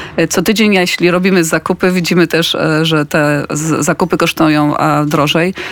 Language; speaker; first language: Polish; native; Polish